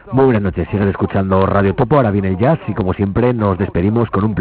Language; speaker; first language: Spanish; native; Spanish